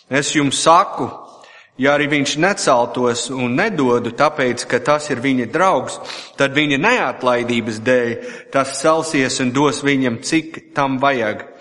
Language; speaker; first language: Latvian; non-native, fluent; English